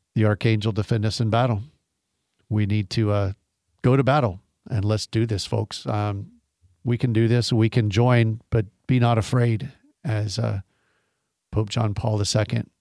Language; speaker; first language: English; native; English